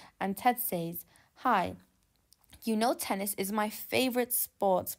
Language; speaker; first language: English; non-native, fluent; Turkish